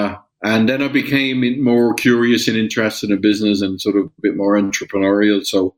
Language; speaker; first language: English; native; English